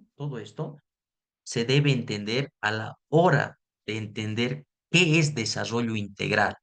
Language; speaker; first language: Spanish; native; Spanish